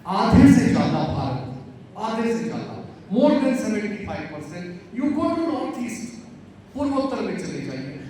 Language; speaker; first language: Hindi; native; Hindi